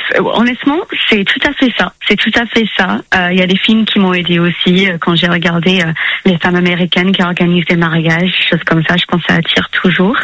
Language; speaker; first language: French; non-native, fluent; English